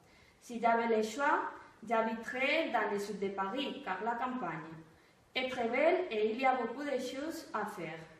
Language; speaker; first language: French; non-native, learner; Spanish